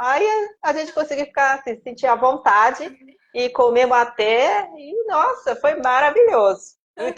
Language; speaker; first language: Portuguese; non-native, fluent; Japanese